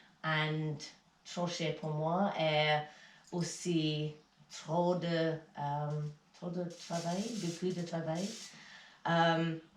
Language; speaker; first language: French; non-native, learner; English